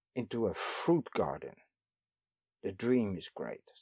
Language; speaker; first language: English; non-native, fluent; Dutch